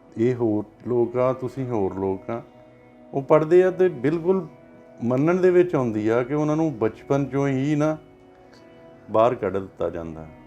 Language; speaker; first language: Punjabi; native; Punjabi